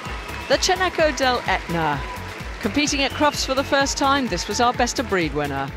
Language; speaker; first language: English; native; English